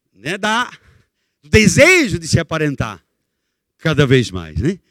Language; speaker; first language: Portuguese; native; Portuguese